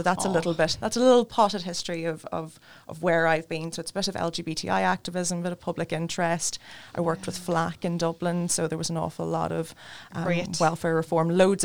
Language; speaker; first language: English; native; English